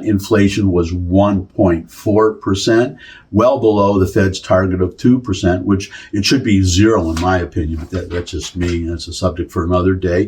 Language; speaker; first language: English; native; English